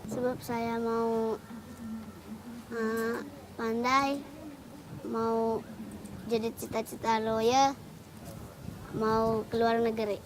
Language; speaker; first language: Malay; early bilingual, other home language; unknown